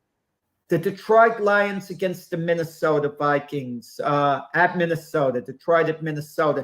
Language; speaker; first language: English; native; English